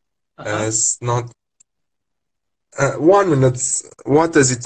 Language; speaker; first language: English; non-native, learner; Turkish